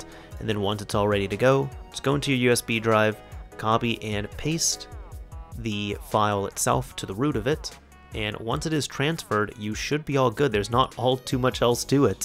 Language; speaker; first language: English; native; English